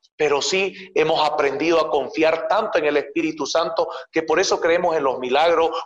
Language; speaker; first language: Spanish; native; Spanish